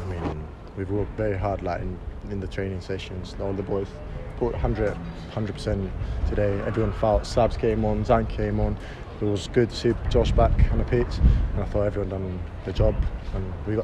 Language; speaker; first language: English; native; English